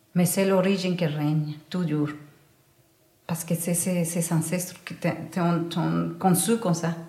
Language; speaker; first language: French; non-native, learner; Spanish